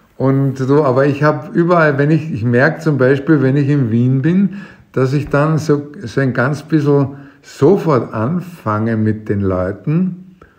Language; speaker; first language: German; native; German